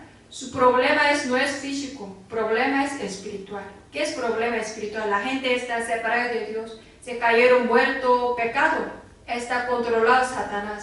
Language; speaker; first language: Spanish; non-native, learner; Korean